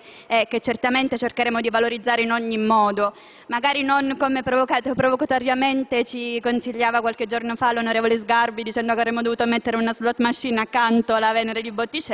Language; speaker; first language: Italian; native; Italian